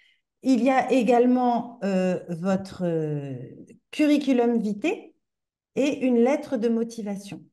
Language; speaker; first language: French; native; French